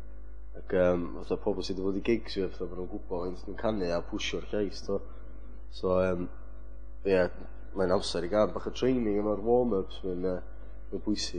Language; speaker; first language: Welsh; native; Welsh